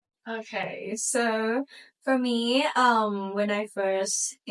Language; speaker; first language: English; non-native, learner; Thai